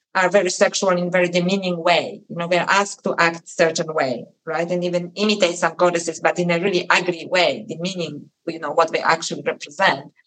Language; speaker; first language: English; non-native, fluent; Polish